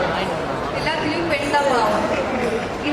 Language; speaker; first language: Tamil; native; Tamil